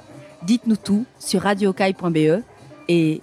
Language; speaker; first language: French; native; French